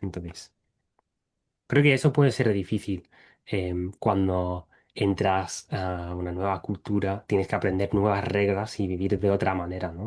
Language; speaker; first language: Spanish; non-native, fluent; English